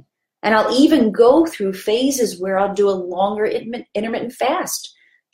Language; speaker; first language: English; native; English